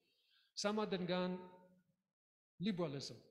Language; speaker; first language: Indonesian; non-native, learner; English